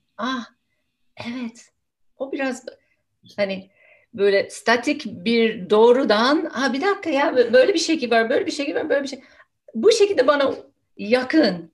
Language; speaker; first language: Turkish; non-native, fluent; English